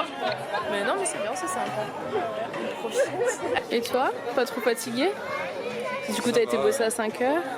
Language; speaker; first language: French; native; French